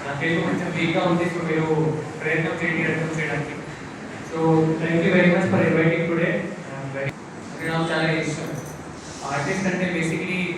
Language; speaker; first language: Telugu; non-native, fluent; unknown